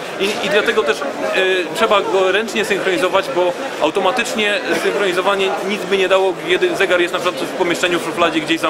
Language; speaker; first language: Polish; native; Polish